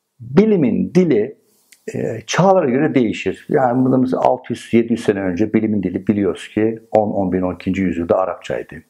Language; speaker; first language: Turkish; non-native, fluent; Persian